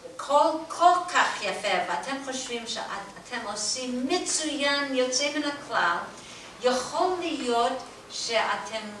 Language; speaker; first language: Hebrew; non-native, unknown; English